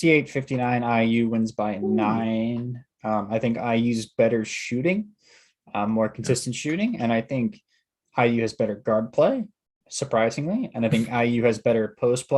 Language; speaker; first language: English; native; English